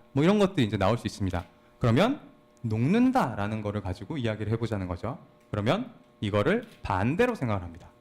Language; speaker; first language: Korean; native; Korean